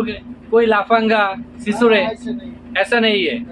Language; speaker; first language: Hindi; non-native, learner; Bangla